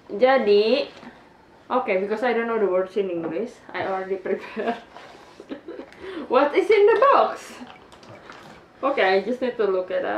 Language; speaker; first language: English; non-native, learner; Indonesian